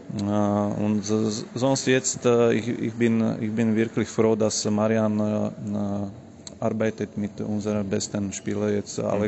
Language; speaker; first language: German; non-native, learner; Slovak